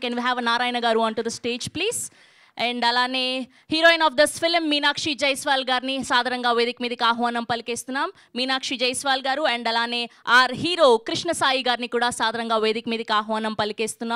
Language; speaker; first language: Telugu; native; Telugu